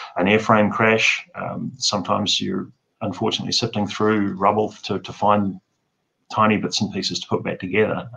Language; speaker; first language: English; native; English